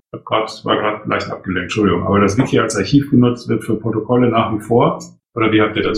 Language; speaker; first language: German; native; German